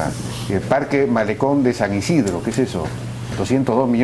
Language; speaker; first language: Spanish; native; Spanish